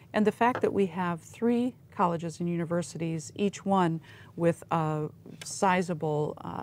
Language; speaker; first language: English; native; English